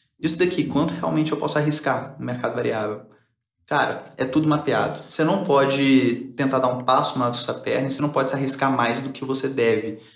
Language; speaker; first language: Portuguese; early bilingual, other home language; Spanish